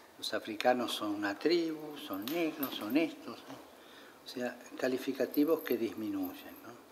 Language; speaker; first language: Spanish; native; Spanish